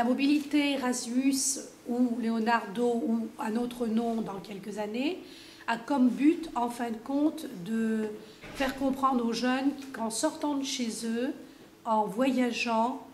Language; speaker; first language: French; non-native, fluent; Greek